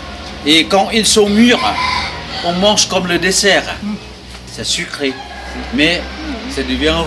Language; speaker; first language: French; non-native, learner; Lao